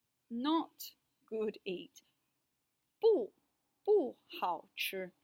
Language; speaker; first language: Chinese; non-native, fluent; English